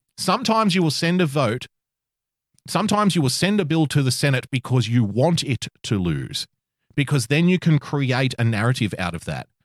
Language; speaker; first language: English; native; English